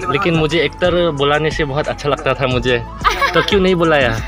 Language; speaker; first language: Hindi; non-native, learner; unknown